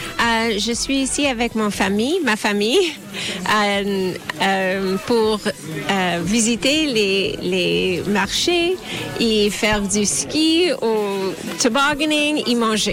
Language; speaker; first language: French; non-native, learner; English